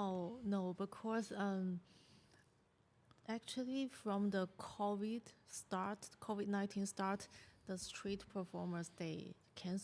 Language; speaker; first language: English; non-native, learner; Chinese